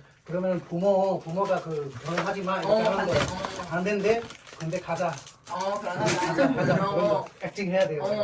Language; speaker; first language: Korean; non-native, fluent; Nepali